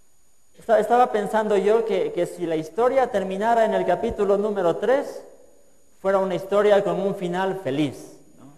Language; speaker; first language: Spanish; native; Spanish